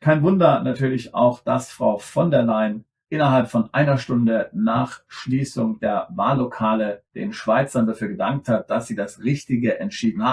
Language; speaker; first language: German; native; German